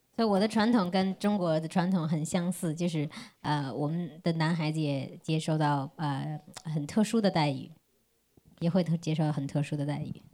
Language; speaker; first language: Chinese; non-native, fluent; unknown